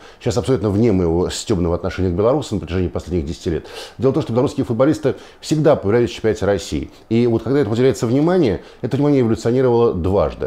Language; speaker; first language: Russian; native; Russian